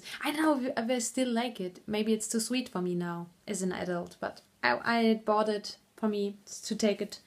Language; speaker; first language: English; non-native, fluent; German